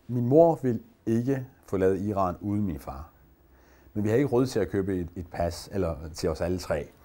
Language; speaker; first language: Danish; early bilingual, other home language; Persian